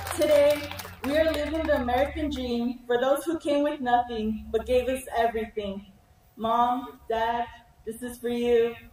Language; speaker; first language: English; early bilingual, other home language; Spanish